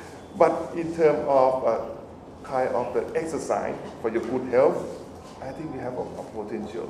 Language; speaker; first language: English; non-native, fluent; Thai